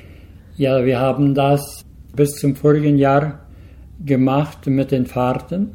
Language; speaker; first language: German; early bilingual, heritage; Low German